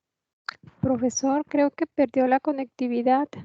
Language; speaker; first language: Spanish; native; Spanish